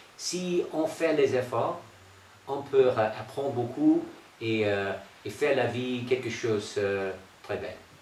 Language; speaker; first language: French; non-native, fluent; English